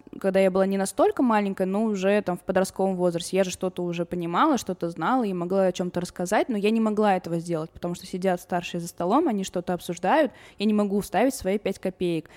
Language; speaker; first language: Russian; early bilingual, other home language; Armenian